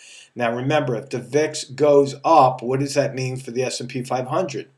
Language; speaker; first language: English; native; English